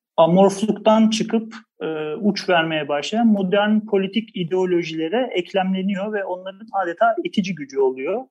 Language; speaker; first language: Turkish; native; Turkish